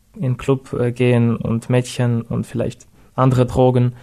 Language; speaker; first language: German; non-native, fluent; Russian